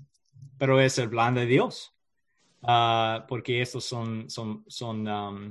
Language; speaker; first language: Spanish; non-native, learner; English